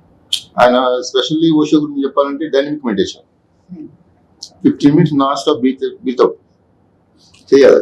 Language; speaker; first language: Telugu; native; Telugu